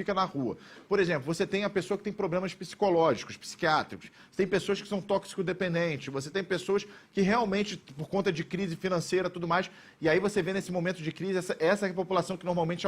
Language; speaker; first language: Portuguese; native; Portuguese